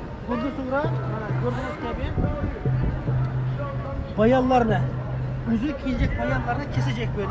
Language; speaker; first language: Turkish; non-native, learner; Uyghur